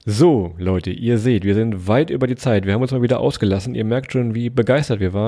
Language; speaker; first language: German; native; German